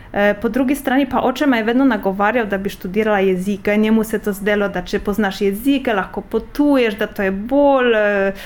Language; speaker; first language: Slovenian; non-native, fluent; Polish